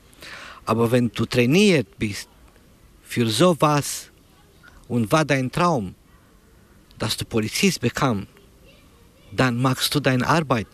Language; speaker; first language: German; non-native, learner; Romanian